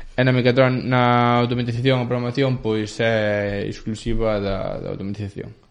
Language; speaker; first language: Galician; early bilingual, other home language; Spanish